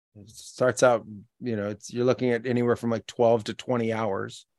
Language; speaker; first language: English; native; English